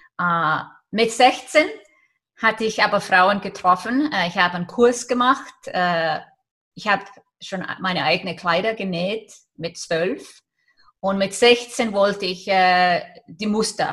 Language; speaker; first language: German; non-native, fluent; Icelandic